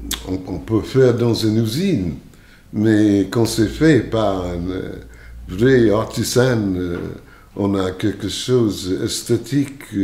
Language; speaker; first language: French; non-native, fluent; English